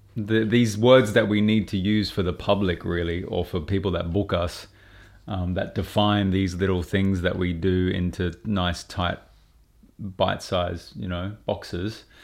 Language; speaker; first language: English; native; English